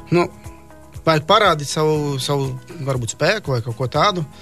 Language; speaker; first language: Latvian; non-native, fluent; Croatian